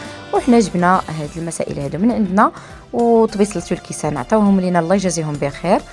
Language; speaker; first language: Arabic; native; Arabic